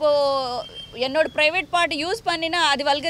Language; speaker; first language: Tamil; non-native, learner; Telugu